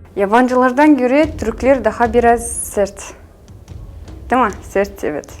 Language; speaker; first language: Turkish; non-native, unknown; Kazakh